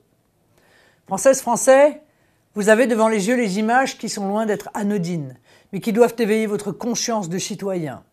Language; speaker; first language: French; native; French